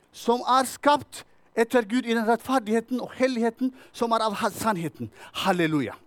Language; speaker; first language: Norwegian; non-native, fluent; Tigrinya